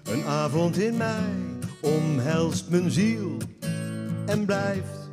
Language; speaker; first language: Dutch; native; Dutch